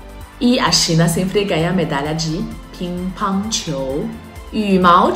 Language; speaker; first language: Portuguese; non-native, fluent; Chinese